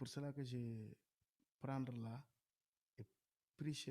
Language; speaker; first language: French; non-native, local second language; Wolof